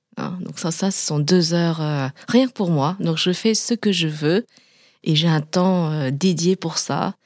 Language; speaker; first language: French; early bilingual, other home language; Vietnamese